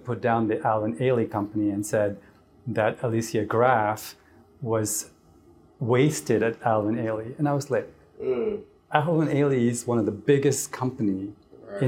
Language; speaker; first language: English; non-native, local second language; Tamil